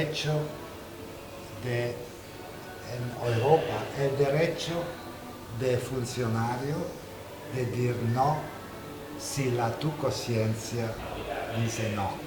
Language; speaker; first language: Spanish; non-native, fluent; Italian